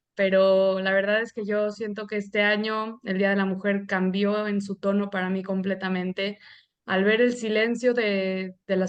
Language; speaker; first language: Spanish; native; Spanish